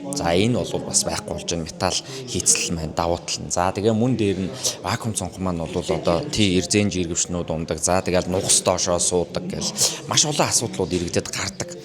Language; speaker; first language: Mongolian; native; Mongolian